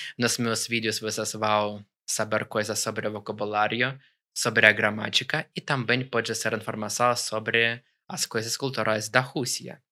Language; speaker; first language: Portuguese; non-native, learner; Russian